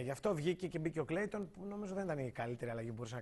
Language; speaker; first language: Greek; native; Greek